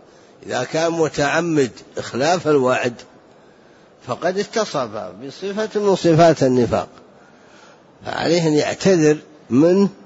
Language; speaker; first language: Arabic; native; Arabic